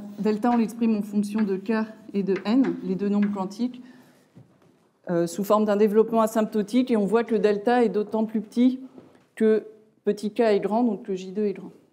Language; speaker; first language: French; native; French